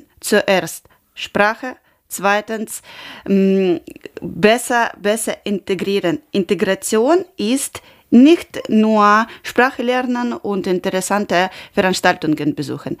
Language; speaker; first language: German; non-native, learner; Ukrainian